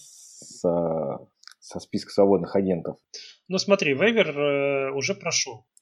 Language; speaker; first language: Russian; native; Russian